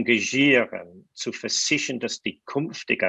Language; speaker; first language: German; non-native, fluent; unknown